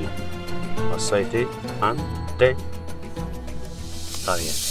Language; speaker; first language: Spanish; non-native, learner; Central Atlas Tamazight